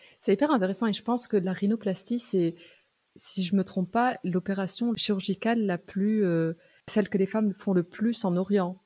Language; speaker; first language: French; early bilingual, other home language; Arabic